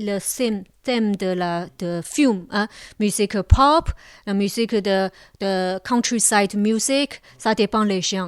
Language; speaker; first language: French; non-native, local second language; Chinese